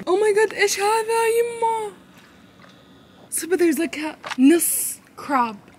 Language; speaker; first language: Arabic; native; Arabic